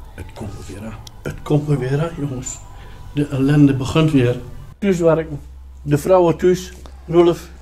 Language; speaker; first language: Dutch; native; Dutch